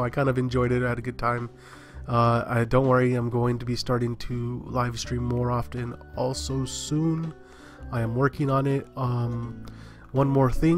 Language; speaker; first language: English; native; English